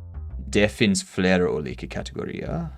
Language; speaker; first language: Swedish; non-native, learner; English